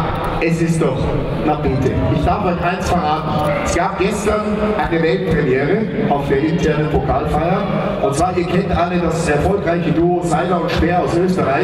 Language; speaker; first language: German; native; German